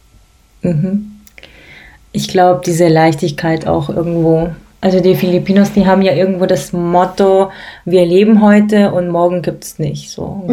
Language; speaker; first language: German; early bilingual, other home language; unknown